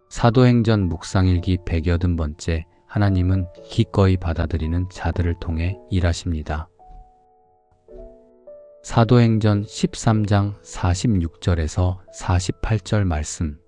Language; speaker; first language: Korean; native; Korean